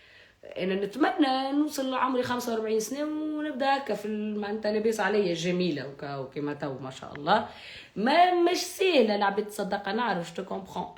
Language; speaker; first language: Arabic; native; Arabic